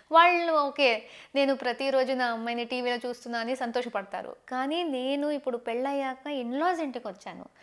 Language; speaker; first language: Telugu; non-native, local second language; Tamil